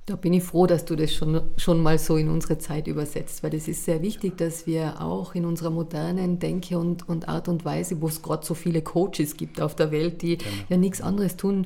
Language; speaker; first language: German; native; German